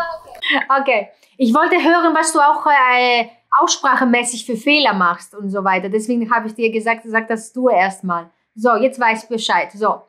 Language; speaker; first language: German; non-native, fluent; Greek